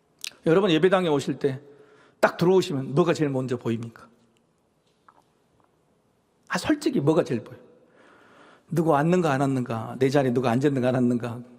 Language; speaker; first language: Korean; native; Korean